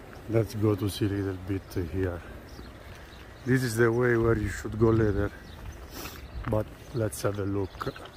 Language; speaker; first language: English; non-native, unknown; Italian